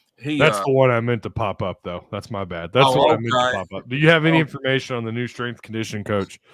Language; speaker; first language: English; native; English